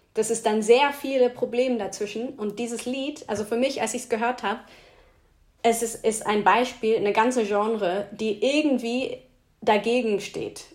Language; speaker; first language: German; non-native, fluent; English